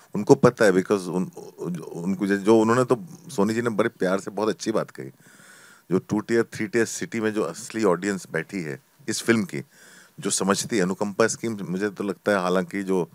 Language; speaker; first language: Hindi; native; Hindi